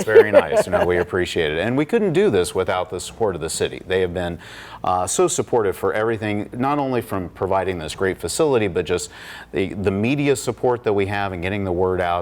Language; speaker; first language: English; native; English